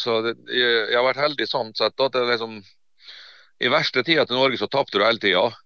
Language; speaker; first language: Norwegian; native; Norwegian